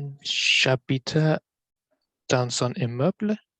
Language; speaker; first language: French; non-native, learner; Persian